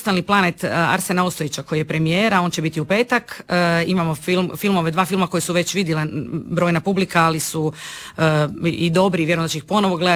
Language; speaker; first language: Croatian; native; Croatian